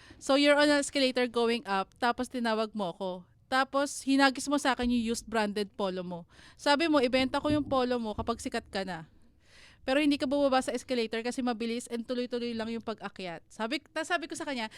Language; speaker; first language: Filipino; native; Filipino